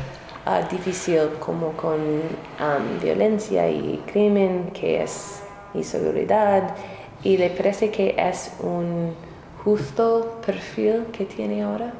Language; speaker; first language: Spanish; non-native, learner; English